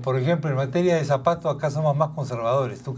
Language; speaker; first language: Portuguese; non-native, learner; Spanish